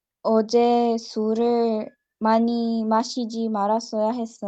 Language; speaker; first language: Korean; non-native, learner; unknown